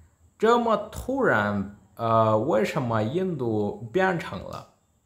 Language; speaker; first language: Chinese; non-native, learner; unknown